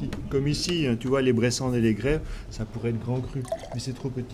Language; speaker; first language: French; native; French